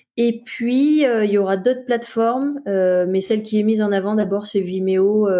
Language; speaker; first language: French; native; French